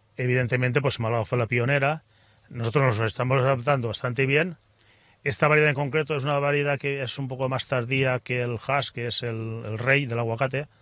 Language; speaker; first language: Spanish; non-native, local second language; Catalan